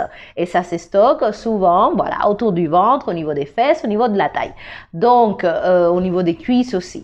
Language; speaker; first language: French; non-native, fluent; Spanish